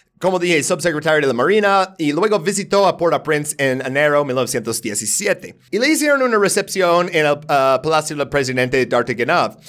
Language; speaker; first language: Spanish; non-native, fluent; English